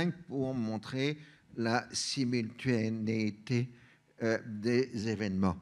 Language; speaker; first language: French; native; French